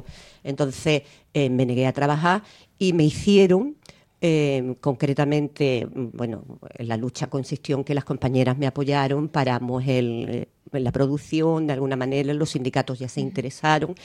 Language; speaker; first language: Spanish; native; Spanish